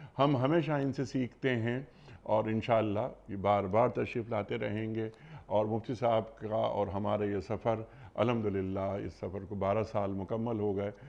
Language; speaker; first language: Urdu; native; Urdu